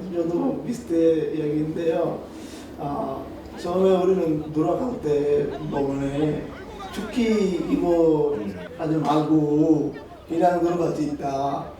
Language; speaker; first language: Korean; non-native, learner; Bangla